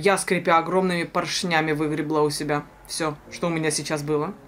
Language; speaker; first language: Russian; native; Russian